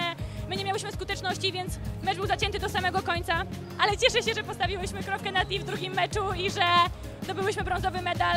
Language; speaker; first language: Polish; native; Polish